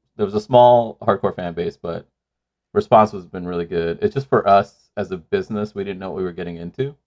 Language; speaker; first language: English; non-native, local second language; Sinhala